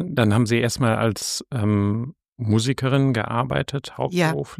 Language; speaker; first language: German; native; German